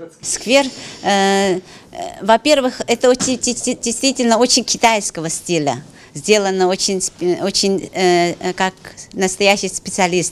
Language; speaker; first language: Russian; non-native, fluent; Chinese